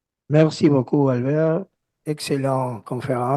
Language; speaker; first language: French; non-native, learner; Spanish